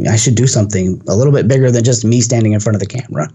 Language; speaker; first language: English; native; English